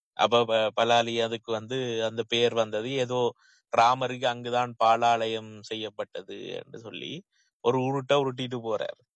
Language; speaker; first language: Tamil; native; Tamil